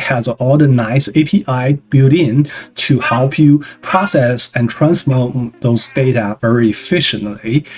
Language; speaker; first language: English; non-native, fluent; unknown